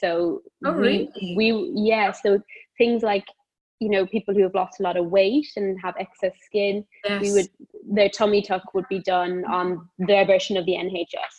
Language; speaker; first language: English; native; English